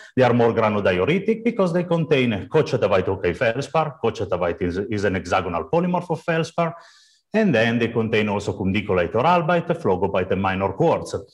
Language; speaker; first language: English; non-native, fluent; Italian